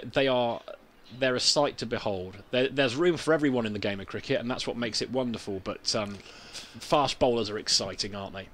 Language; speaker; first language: English; native; English